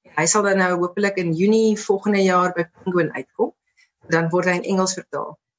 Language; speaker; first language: Afrikaans; native; Afrikaans